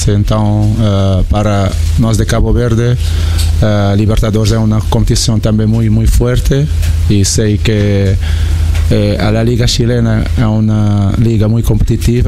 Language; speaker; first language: Spanish; non-native, learner; Portuguese